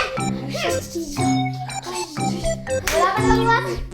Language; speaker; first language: Filipino; native; Filipino